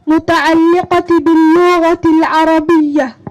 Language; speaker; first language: Arabic; non-native, learner; Somali